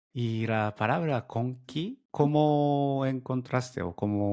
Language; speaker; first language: Spanish; non-native, fluent; Japanese